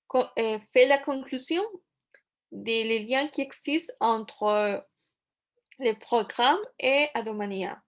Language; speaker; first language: French; non-native, fluent; Spanish